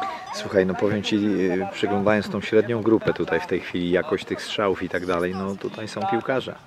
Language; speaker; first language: Polish; native; Polish